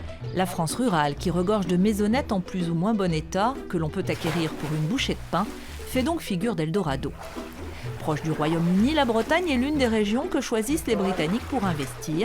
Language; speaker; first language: French; native; French